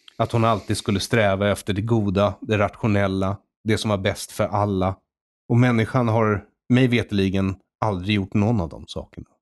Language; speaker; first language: Swedish; native; Swedish